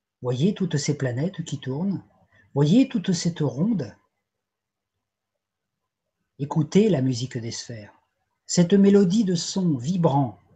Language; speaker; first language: French; native; French